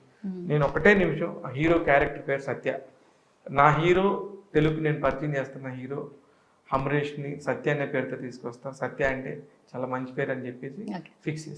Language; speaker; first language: Telugu; native; Telugu